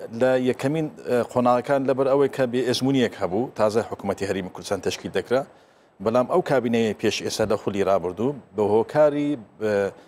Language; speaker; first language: Central Kurdish; non-native, local second language; Turkmen